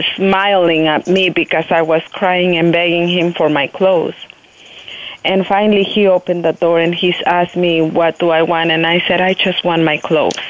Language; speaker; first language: English; non-native, fluent; Spanish